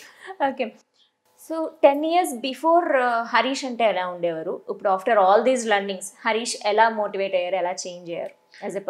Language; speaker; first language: Telugu; native; Telugu